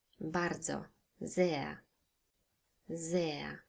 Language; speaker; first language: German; non-native, fluent; Polish